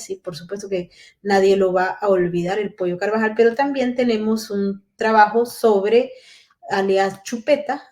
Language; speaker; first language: Spanish; native; Spanish